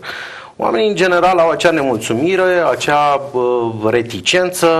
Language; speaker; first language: Romanian; native; Romanian